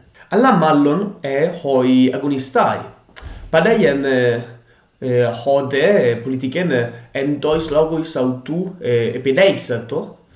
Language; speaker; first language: Greek; non-native, learner; Italian